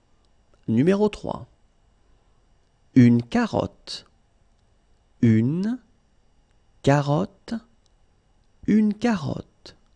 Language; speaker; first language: French; native; French